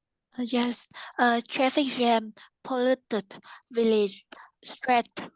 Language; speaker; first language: English; non-native, learner; Vietnamese